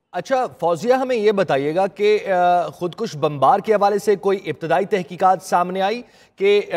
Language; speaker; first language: Urdu; native; Urdu